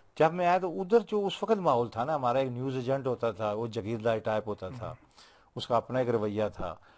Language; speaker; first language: Urdu; non-native, local second language; Punjabi